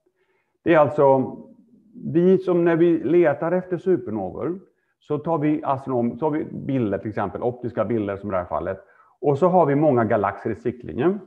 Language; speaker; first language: Swedish; native; Swedish